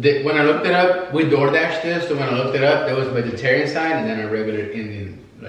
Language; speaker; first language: English; non-native, fluent; Spanish